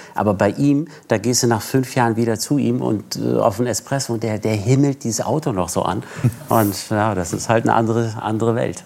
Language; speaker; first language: German; early bilingual, other home language; Persian